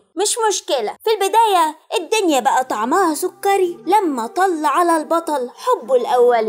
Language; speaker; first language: Arabic; native; Arabic